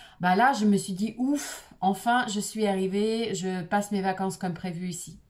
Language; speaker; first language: French; non-native, fluent; Russian